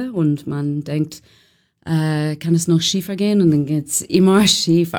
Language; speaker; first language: German; non-native, fluent; English